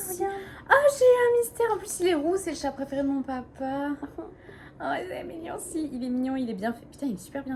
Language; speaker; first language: French; native; French